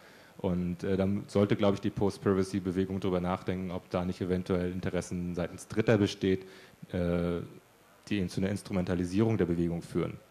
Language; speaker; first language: German; native; German